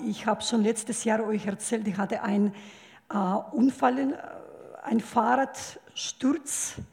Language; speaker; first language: German; non-native, fluent; Russian